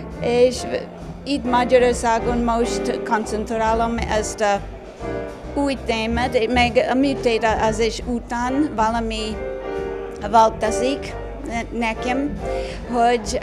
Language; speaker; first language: Hungarian; non-native, learner; English